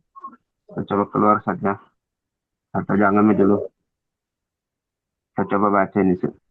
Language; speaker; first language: Indonesian; native; Indonesian